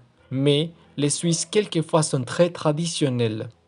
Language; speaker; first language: French; non-native, learner; Spanish